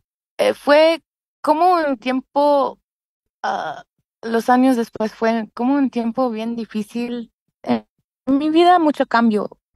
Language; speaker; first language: Spanish; early bilingual, heritage; Spanish